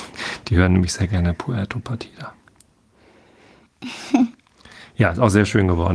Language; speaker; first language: German; native; German